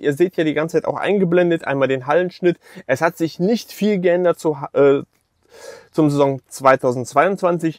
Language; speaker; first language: German; native; German